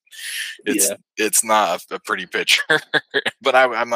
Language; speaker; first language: English; native; English